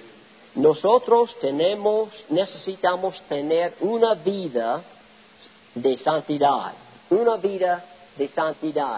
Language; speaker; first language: Spanish; non-native, learner; English